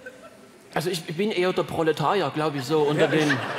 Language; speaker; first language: German; native; German